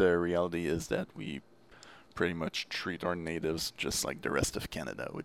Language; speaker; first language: English; non-native, fluent; French